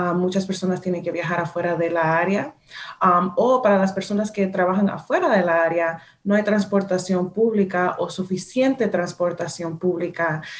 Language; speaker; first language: Spanish; early bilingual, heritage; Spanish